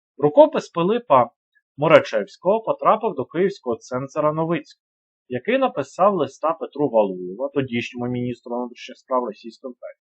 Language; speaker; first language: Ukrainian; native; Ukrainian